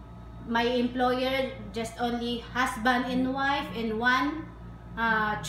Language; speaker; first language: English; non-native, learner; Hiligaynon